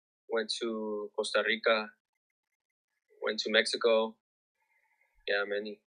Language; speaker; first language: English; early bilingual, other home language; Spanish